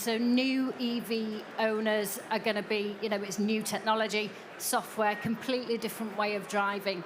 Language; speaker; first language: English; native; English